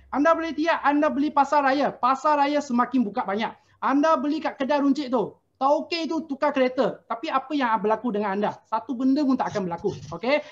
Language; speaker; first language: Malay; non-native, local second language; Chinese